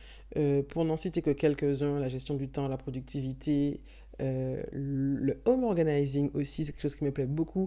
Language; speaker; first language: French; native; French